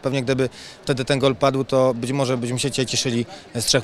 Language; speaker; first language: Polish; native; Polish